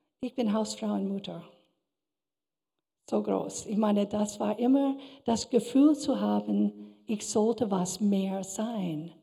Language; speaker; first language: German; non-native, fluent; English